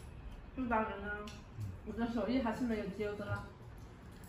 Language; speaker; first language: Chinese; native; Chinese